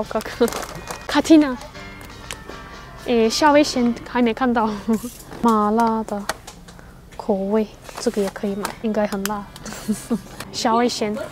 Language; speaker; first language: Chinese; non-native, fluent; Turkish